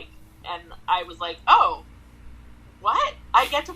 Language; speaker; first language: English; native; English